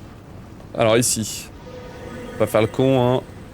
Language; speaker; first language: French; native; French